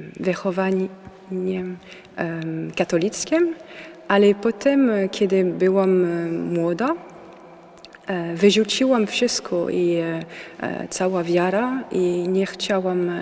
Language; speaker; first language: Polish; non-native, learner; French